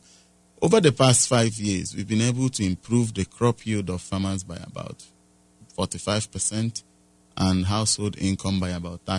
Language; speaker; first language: English; non-native, local second language; Igbo